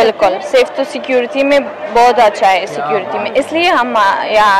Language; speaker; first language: Hindi; non-native, learner; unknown